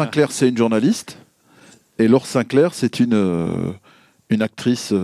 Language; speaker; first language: French; native; French